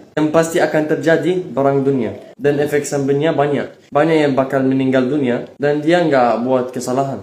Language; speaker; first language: Indonesian; non-native, fluent; Arabic